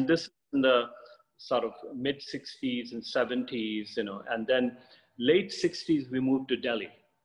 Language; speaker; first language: English; non-native, local second language; Bangla